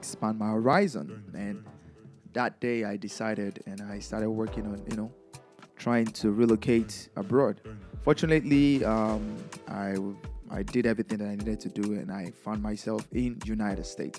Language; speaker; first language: English; non-native, local second language; Yoruba